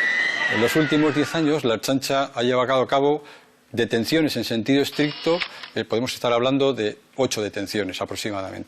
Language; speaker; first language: Spanish; native; Spanish